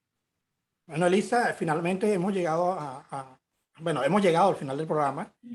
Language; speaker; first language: Spanish; native; Spanish